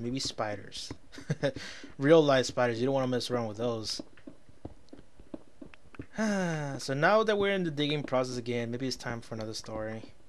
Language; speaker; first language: English; native; English